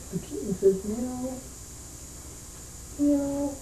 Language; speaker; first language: English; native; English